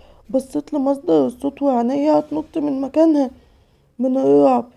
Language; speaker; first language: Arabic; native; Arabic